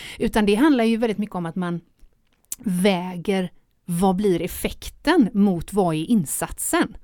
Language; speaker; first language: Swedish; native; Swedish